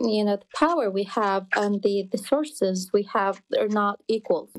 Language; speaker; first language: English; non-native, fluent; Arabic